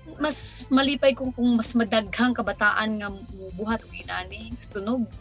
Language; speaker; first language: Cebuano; non-native, local second language; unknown